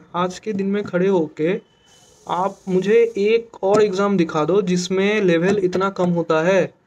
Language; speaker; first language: Hindi; non-native, local second language; Bangla